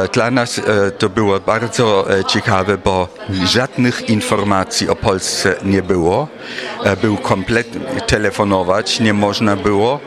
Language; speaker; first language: Polish; non-native, fluent; German